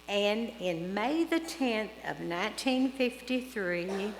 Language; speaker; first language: English; native; English